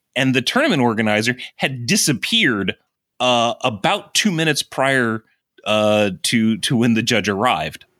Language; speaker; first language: English; native; English